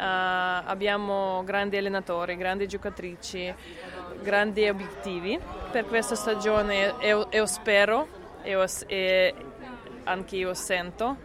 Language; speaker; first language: Italian; non-native, learner; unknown